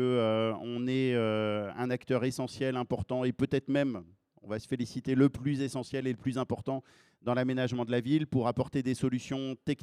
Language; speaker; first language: French; native; French